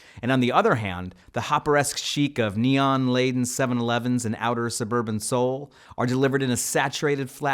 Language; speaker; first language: English; native; English